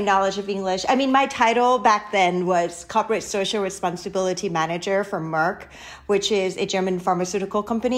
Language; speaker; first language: English; non-native, fluent; Thai